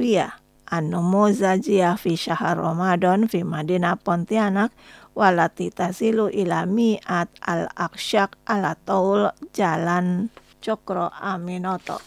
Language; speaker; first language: Arabic; non-native, fluent; Indonesian